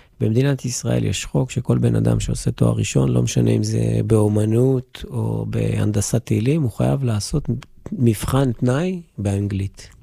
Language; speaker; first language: Hebrew; native; Hebrew